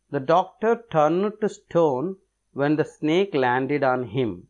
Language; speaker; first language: English; non-native, local second language; Telugu